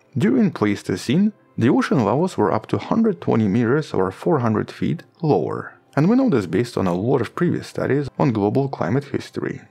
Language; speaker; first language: English; non-native, fluent; Russian